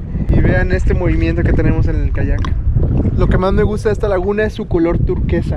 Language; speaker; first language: Spanish; native; Spanish